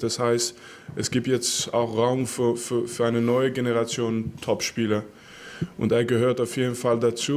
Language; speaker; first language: German; non-native, fluent; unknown